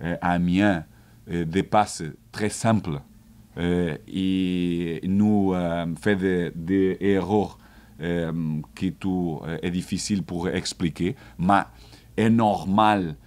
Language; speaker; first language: French; non-native, learner; Portuguese